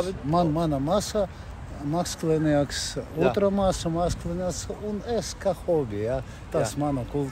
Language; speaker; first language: Latvian; non-native, local second language; Russian